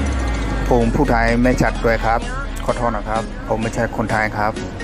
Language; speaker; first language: Thai; non-native, fluent; Burmese